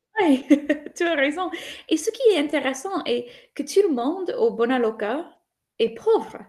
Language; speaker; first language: French; non-native, fluent; English